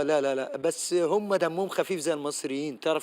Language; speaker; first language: Arabic; native; Arabic